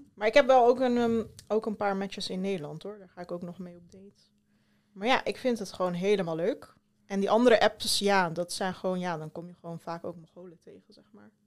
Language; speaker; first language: Dutch; early bilingual, other home language; Turkish